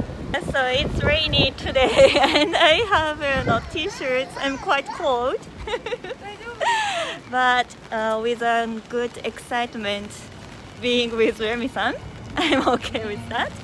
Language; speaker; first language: English; non-native, fluent; Japanese